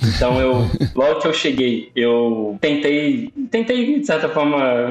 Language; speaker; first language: Portuguese; native; Portuguese